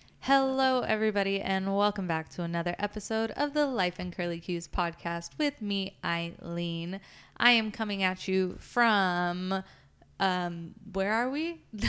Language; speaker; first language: English; early bilingual, other home language; Spanish